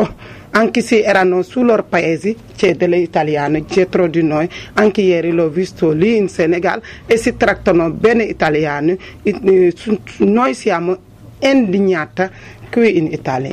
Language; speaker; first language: Italian; non-native, learner; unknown